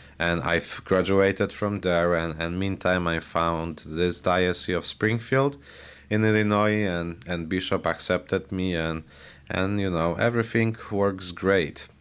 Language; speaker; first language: English; non-native, fluent; Polish